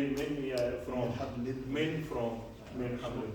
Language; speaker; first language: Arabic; non-native, fluent; Urdu